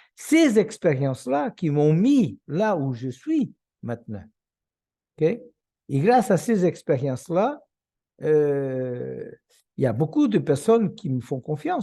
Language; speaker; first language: French; non-native, fluent; Portuguese